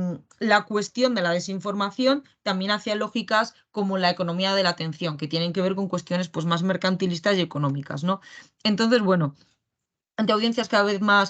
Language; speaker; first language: Spanish; native; Spanish